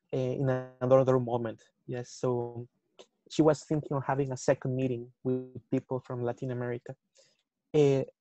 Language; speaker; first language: English; non-native, fluent; Spanish